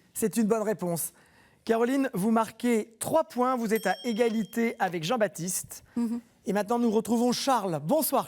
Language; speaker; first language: French; native; French